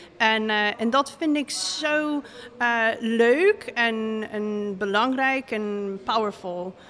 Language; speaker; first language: Dutch; non-native, fluent; English